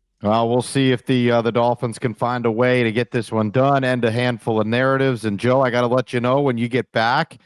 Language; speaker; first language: English; native; English